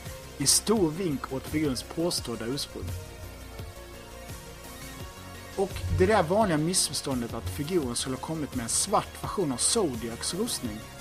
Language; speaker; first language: Swedish; native; Swedish